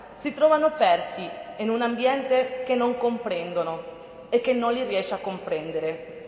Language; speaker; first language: Italian; non-native, fluent; Spanish